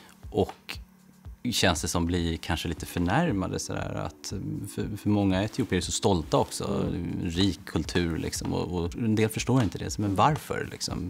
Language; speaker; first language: Swedish; native; Swedish